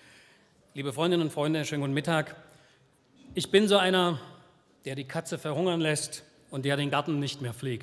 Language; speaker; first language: German; native; German